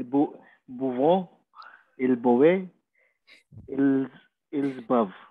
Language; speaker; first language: French; non-native, learner; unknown